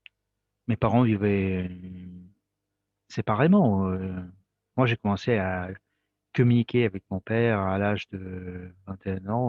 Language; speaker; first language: French; non-native, fluent; Russian